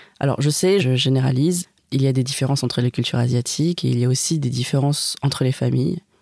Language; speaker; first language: French; native; French